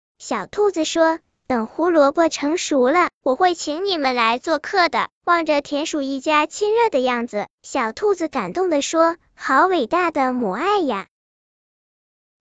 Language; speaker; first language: Chinese; native; Chinese